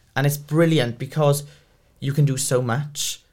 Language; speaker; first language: English; native; English